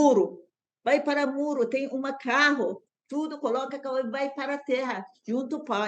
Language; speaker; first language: Portuguese; non-native, learner; Persian